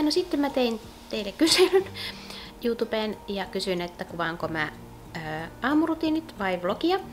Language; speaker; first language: Finnish; native; Finnish